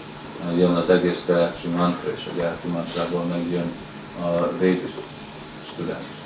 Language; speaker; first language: Hungarian; early bilingual, heritage; Hungarian